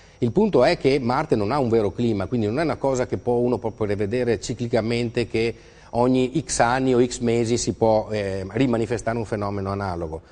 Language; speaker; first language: Italian; native; Italian